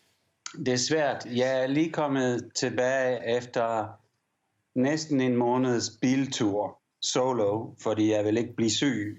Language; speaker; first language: Danish; early bilingual, heritage; English